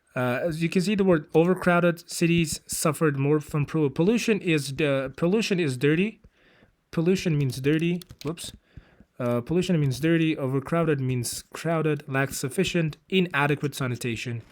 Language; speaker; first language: English; non-native, fluent; Uzbek